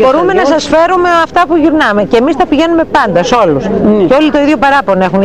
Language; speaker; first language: Greek; native; Greek